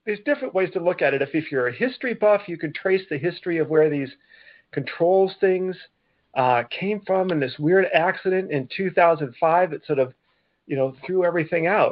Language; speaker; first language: English; native; English